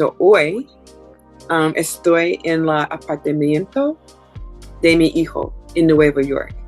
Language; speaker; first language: Spanish; non-native, learner; English